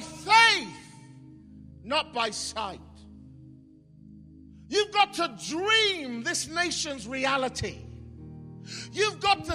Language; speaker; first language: English; native; English